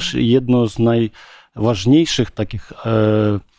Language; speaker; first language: Polish; non-native, learner; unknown